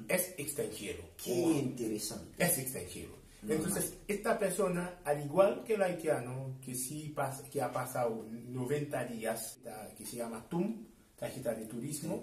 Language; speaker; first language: Spanish; non-native, fluent; Haitian Creole